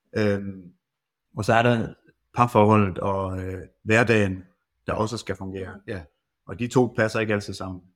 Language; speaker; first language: Danish; native; Danish